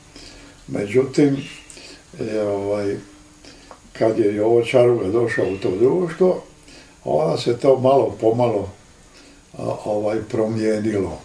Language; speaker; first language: Serbian; native; Serbian